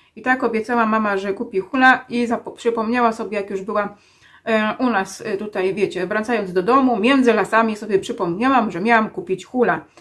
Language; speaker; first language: Polish; native; Polish